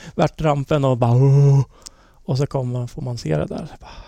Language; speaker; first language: Swedish; native; Swedish